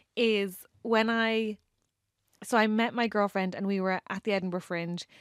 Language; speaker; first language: English; native; English